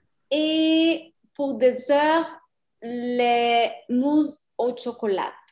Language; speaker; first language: French; non-native, learner; Spanish